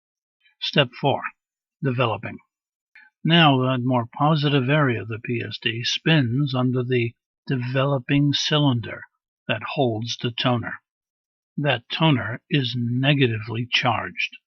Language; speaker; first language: English; native; English